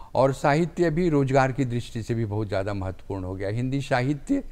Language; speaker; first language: Hindi; native; Hindi